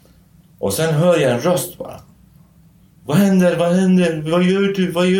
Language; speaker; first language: Swedish; non-native, fluent; Kurdish